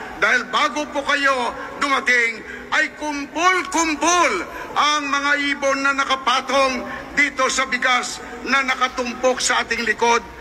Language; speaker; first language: Filipino; non-native, local second language; Hiligaynon